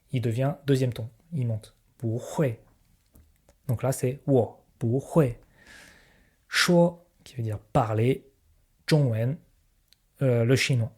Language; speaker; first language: French; native; French